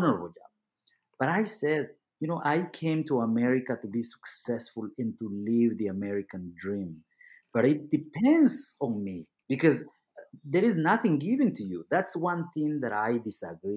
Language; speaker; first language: English; non-native, fluent; Spanish